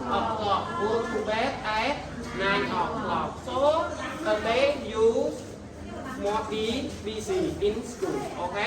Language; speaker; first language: English; non-native, learner; Khmer